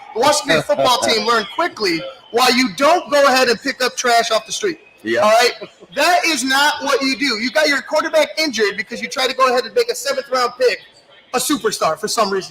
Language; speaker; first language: English; native; English